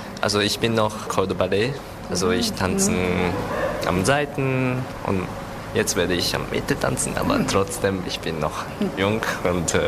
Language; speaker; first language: German; non-native, learner; Japanese